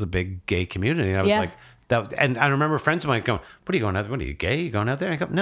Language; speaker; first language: English; native; English